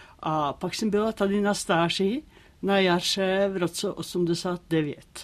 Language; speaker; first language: Czech; non-native, fluent; Norwegian